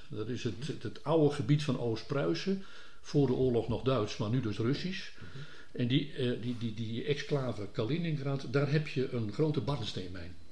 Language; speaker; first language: Dutch; native; Dutch